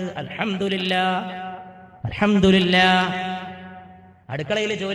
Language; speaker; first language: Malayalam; native; Malayalam